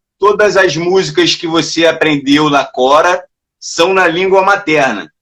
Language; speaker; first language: Portuguese; native; Portuguese